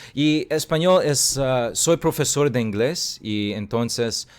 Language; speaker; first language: Spanish; non-native, learner; English